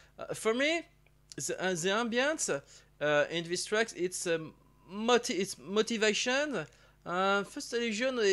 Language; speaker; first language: English; non-native, learner; French